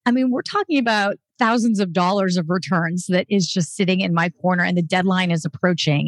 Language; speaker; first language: English; native; English